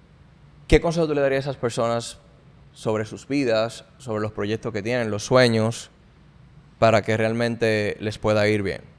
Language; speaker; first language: Spanish; native; Spanish